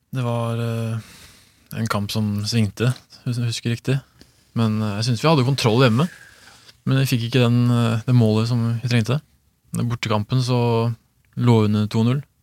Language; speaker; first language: Norwegian; early bilingual, other home language; Swedish